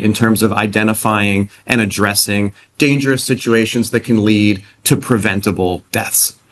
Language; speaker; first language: English; native; English